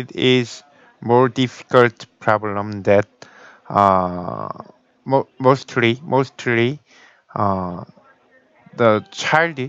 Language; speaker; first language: English; non-native, learner; Korean